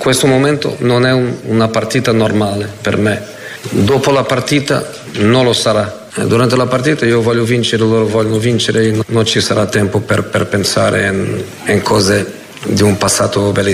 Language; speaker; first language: Italian; non-native, fluent; Portuguese